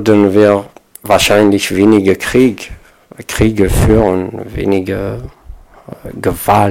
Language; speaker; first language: German; non-native, fluent; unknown